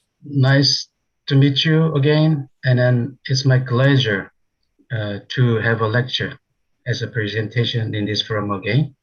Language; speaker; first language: English; non-native, learner; Korean